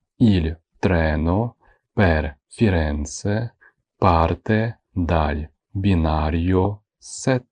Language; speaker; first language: Italian; non-native, fluent; Ukrainian